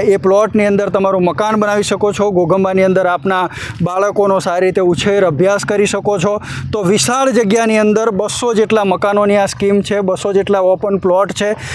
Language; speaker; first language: Gujarati; native; Gujarati